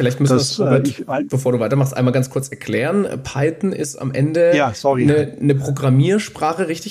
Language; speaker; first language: German; native; German